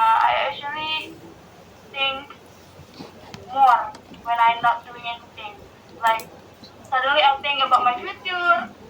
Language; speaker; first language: English; non-native, learner; Indonesian